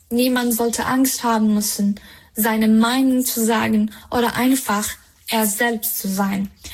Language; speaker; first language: German; non-native, fluent; Persian